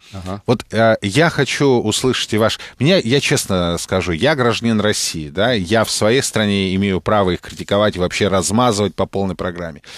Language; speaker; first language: Russian; native; Russian